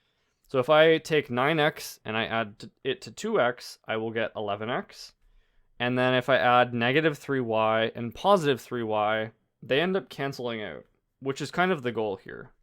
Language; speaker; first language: English; native; English